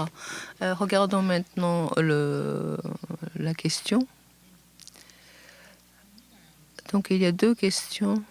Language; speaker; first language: French; non-native, fluent; Japanese